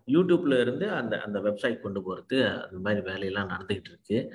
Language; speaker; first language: Tamil; early bilingual, heritage; Tamil